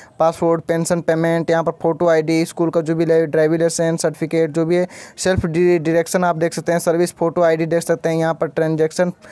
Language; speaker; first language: Hindi; native; Hindi